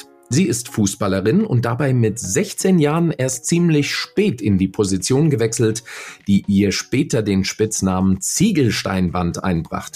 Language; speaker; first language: German; native; German